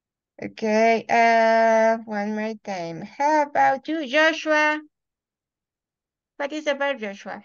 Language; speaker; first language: English; non-native, fluent; Spanish